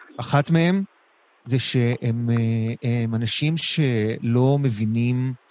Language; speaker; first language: Hebrew; native; Hebrew